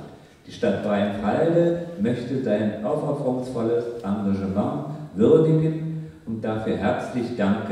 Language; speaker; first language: German; native; German